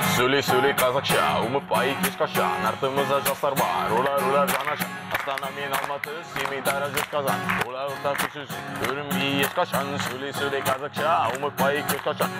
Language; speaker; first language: Russian; non-native, learner; Italian